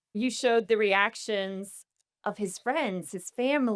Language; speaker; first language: English; native; English